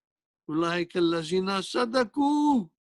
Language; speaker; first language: Arabic; non-native, fluent; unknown